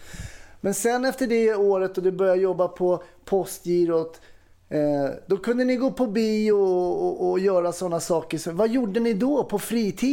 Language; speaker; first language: Swedish; native; Swedish